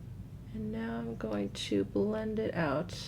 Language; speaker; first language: English; native; English